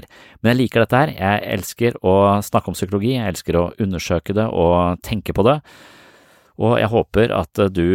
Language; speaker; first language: Norwegian; native; Norwegian